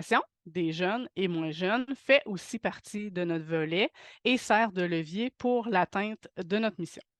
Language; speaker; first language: French; native; French